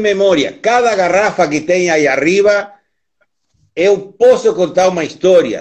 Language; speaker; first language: Portuguese; non-native, learner; Spanish